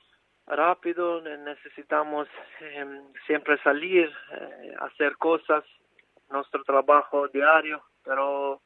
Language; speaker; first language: Spanish; non-native, fluent; Albanian